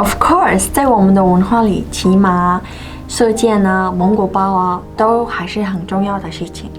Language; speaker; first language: Chinese; non-native, fluent; Mongolian